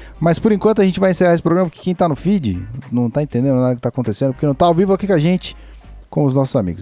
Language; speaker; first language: Portuguese; native; Portuguese